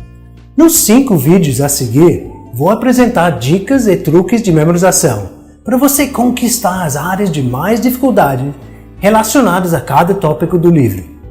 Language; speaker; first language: Portuguese; non-native, fluent; English